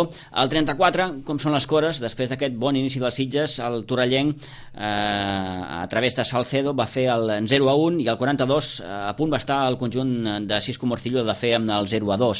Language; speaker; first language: Catalan; native; Catalan